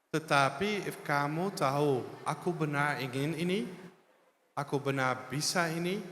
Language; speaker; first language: Indonesian; non-native, fluent; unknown